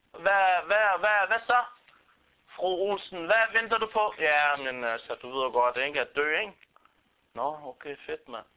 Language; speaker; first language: Danish; non-native, fluent; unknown